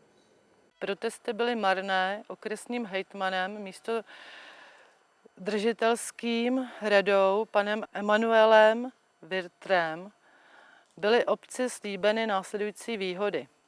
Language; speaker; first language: Czech; native; Czech